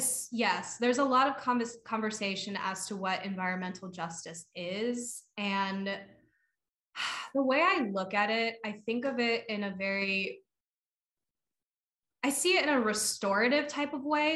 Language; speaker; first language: English; native; English